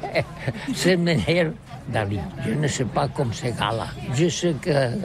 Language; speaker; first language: French; non-native, learner; Catalan